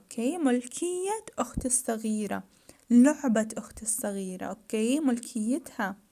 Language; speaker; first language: Arabic; native; Arabic